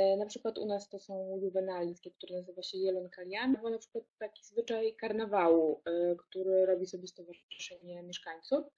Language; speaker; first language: Polish; native; Polish